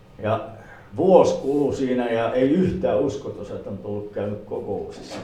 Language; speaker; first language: Finnish; native; Finnish